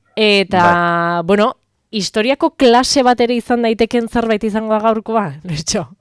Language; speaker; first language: Basque; native; Basque